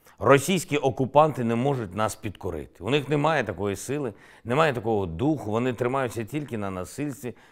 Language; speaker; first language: Ukrainian; native; Ukrainian